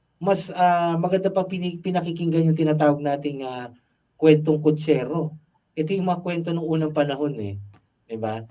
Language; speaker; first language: Filipino; native; Filipino